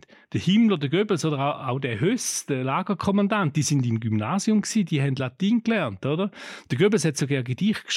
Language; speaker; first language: German; native; German